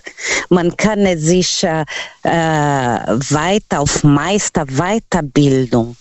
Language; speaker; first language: German; non-native, fluent; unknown